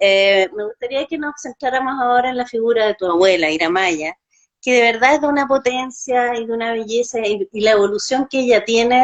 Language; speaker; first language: Spanish; native; Spanish